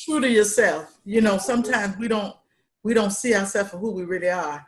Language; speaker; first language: English; native; English